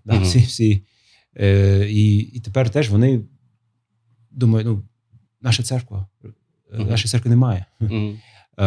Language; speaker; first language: Ukrainian; non-native, fluent; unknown